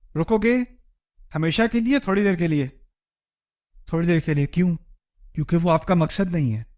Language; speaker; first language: Urdu; early bilingual, heritage; Urdu